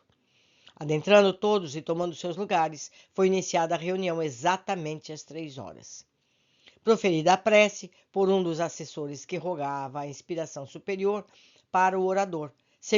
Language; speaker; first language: Portuguese; native; Portuguese